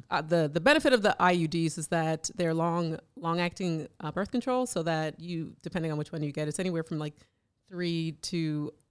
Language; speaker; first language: English; native; English